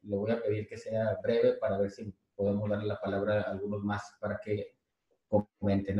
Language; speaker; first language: Spanish; native; Spanish